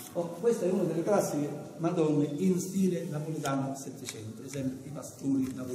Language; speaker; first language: Italian; native; Italian